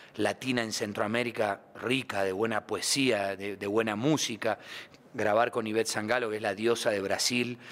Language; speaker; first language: Spanish; native; Spanish